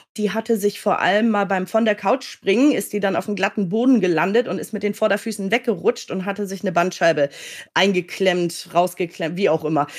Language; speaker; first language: German; native; German